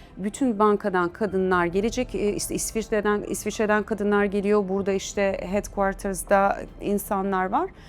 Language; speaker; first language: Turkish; native; Turkish